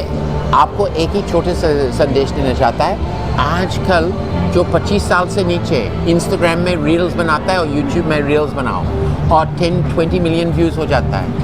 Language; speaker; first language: Hindi; non-native, learner; English